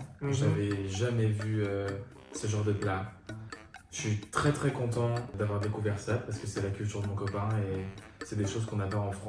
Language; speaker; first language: French; native; French